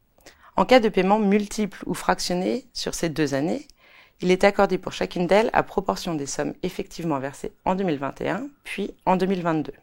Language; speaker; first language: French; native; French